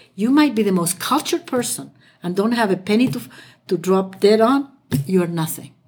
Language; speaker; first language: English; non-native, fluent; Spanish